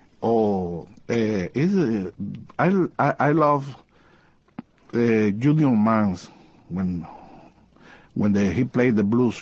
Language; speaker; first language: English; non-native, learner; Spanish